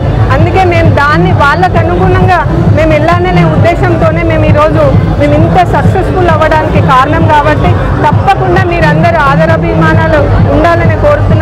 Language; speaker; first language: Telugu; native; Telugu